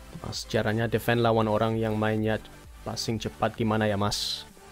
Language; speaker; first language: Indonesian; early bilingual, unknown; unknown